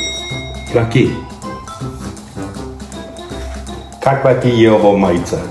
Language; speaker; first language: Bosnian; non-native, learner; Spanish